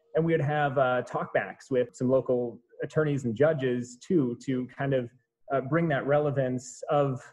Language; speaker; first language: English; native; English